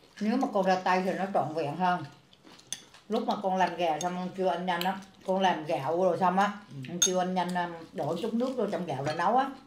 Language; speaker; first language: Vietnamese; native; Vietnamese